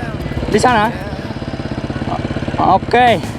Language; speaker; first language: Indonesian; non-native, learner; English